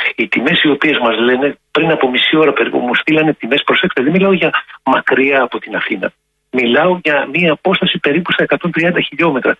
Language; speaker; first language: Greek; native; Greek